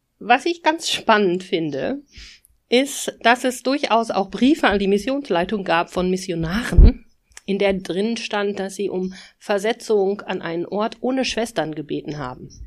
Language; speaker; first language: German; native; German